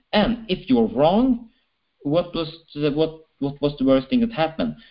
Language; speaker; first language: English; non-native, fluent; Swedish